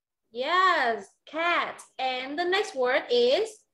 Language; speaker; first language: English; non-native, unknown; Vietnamese